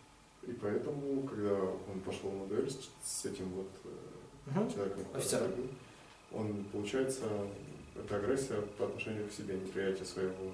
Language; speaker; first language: Russian; native; Russian